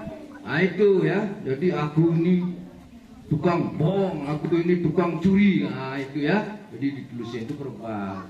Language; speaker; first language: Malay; non-native, local second language; Balinese